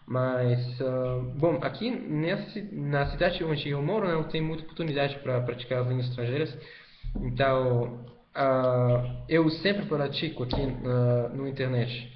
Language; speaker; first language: Portuguese; non-native, learner; Spanish